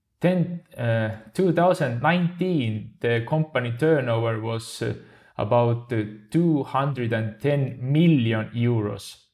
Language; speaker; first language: English; non-native, fluent; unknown